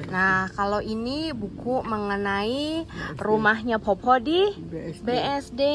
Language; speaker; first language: Indonesian; native; Indonesian